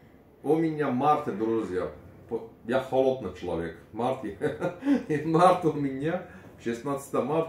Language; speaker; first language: Russian; non-native, learner; Turkish